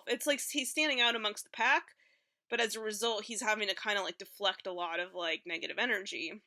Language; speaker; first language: English; native; English